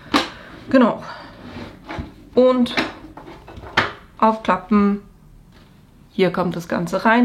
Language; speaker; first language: German; native; German